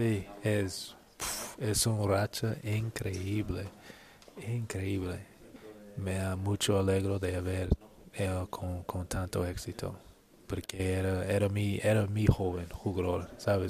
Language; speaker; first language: Spanish; non-native, learner; English